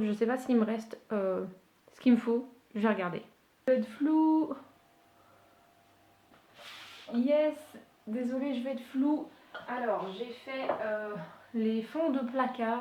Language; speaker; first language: French; native; French